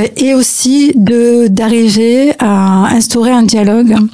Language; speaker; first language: French; native; French